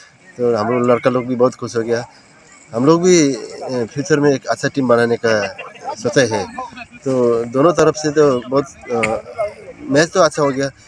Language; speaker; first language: Hindi; non-native, local second language; Bodo